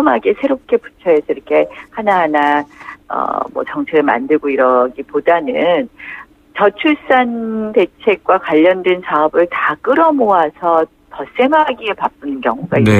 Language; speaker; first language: Korean; native; Korean